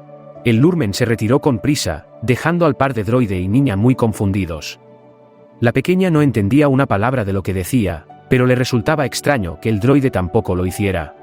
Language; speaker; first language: Spanish; native; Spanish